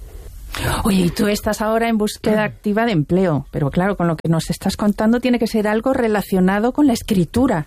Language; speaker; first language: Spanish; native; Spanish